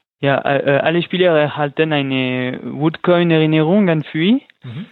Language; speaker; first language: German; non-native, local second language; French